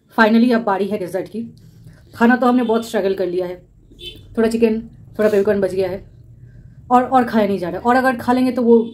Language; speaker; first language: Hindi; native; Hindi